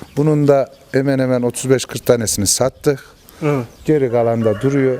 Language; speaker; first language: Turkish; native; Turkish